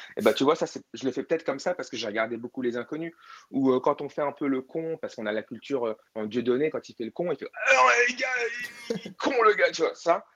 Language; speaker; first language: French; native; French